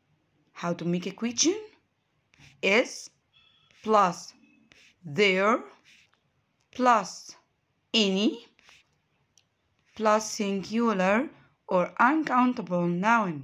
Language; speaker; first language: English; non-native, fluent; Arabic